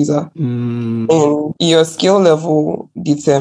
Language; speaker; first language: English; non-native, local second language; Akan